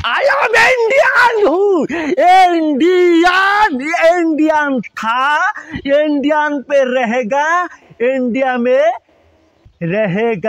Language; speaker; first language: Hindi; non-native, local second language; Bangla